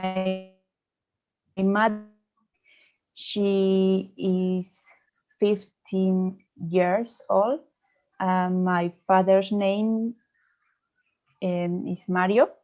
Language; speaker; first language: English; non-native, learner; Spanish